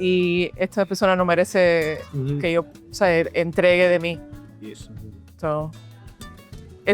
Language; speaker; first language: Spanish; early bilingual, heritage; Spanish